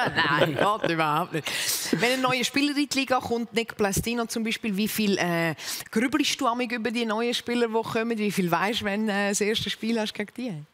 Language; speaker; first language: German; native; German